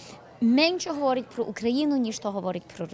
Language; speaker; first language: Ukrainian; early bilingual, heritage; Ukrainian